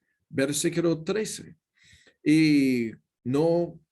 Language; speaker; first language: Spanish; non-native, learner; English